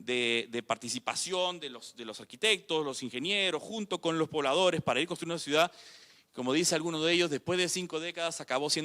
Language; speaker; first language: Spanish; native; Spanish